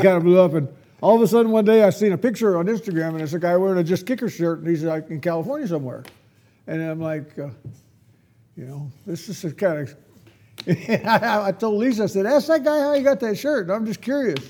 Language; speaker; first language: English; native; English